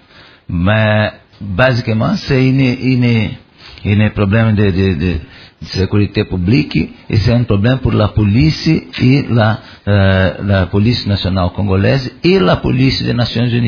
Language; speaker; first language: French; non-native, learner; Portuguese